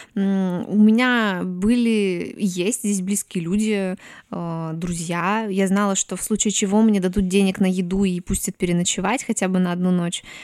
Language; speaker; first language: Russian; native; Russian